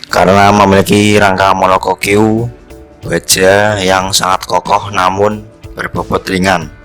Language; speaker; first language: Indonesian; native; Indonesian